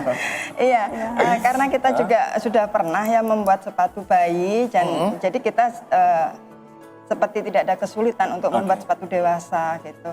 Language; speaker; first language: Indonesian; native; Indonesian